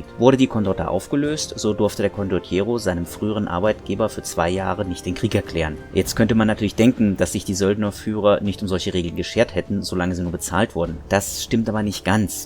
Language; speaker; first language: German; native; German